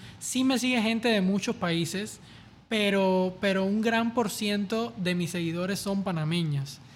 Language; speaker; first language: Spanish; native; Spanish